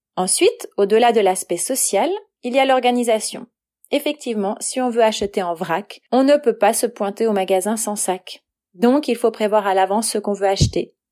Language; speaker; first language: French; native; French